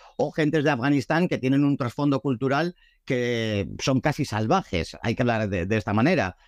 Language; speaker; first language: Spanish; native; Spanish